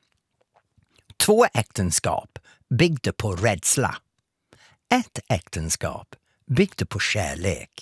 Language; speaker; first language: Swedish; non-native, fluent; English